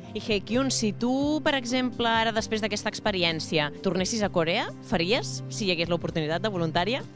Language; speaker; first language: Catalan; native; Catalan